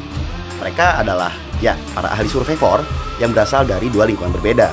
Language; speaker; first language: Indonesian; native; Indonesian